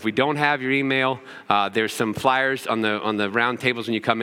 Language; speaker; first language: English; native; English